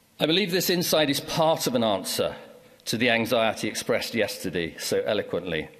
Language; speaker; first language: English; native; English